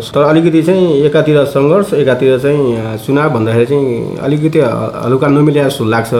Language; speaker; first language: Nepali; non-native, local second language; Bhojpuri